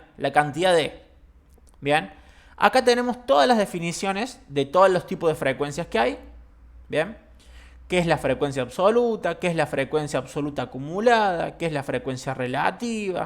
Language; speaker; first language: Spanish; native; Spanish